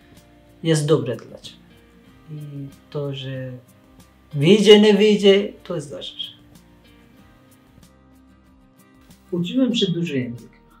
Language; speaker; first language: Polish; non-native, learner; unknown